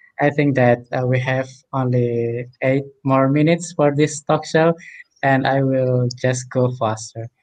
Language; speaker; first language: English; non-native, fluent; Indonesian